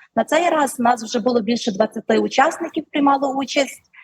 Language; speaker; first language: Ukrainian; native; Ukrainian